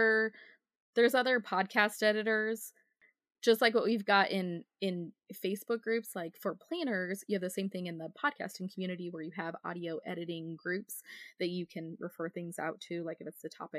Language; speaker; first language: English; native; English